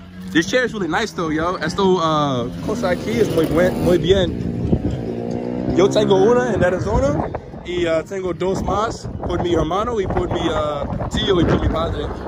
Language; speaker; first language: Spanish; non-native, learner; English